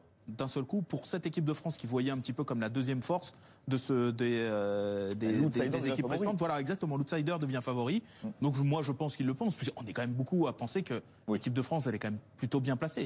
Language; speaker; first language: French; native; French